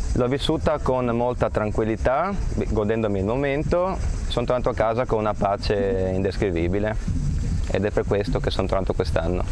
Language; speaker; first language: Italian; native; Italian